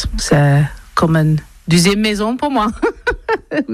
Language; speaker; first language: French; non-native, learner; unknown